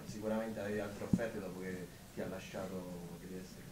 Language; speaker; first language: Italian; native; Italian